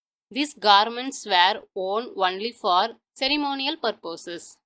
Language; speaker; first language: English; non-native, local second language; Tamil